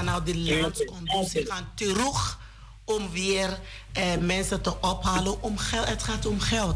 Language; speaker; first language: Dutch; non-native, learner; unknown